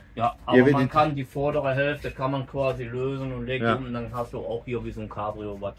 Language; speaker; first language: German; native; German